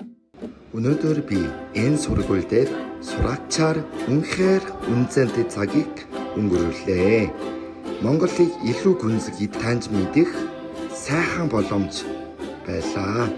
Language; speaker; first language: Mongolian; non-native, fluent; Korean